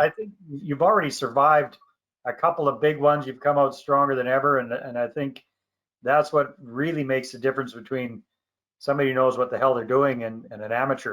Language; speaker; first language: English; native; English